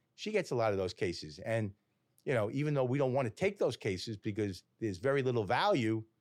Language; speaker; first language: English; native; English